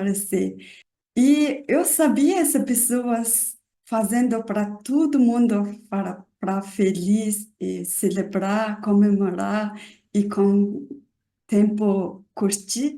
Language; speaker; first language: Portuguese; non-native, learner; Mongolian